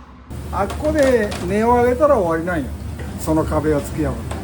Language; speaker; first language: Japanese; native; Japanese